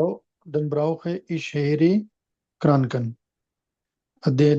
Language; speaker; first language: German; non-native, learner; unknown